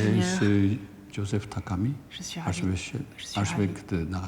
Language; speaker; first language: French; non-native, fluent; Japanese